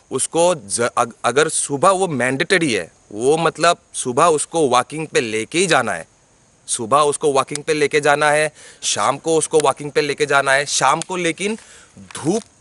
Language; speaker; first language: Hindi; non-native, local second language; Bangla